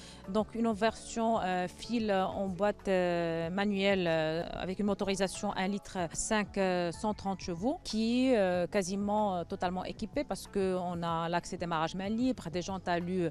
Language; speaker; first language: French; non-native, local second language; Arabic